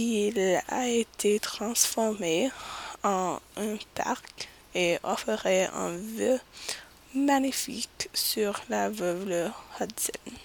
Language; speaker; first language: French; non-native, learner; English